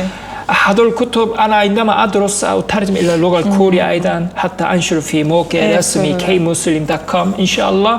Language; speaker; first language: Arabic; non-native, fluent; Korean